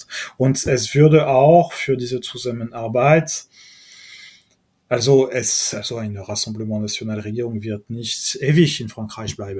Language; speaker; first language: German; non-native, fluent; French